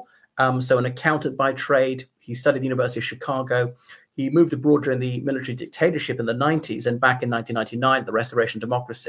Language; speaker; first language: English; native; English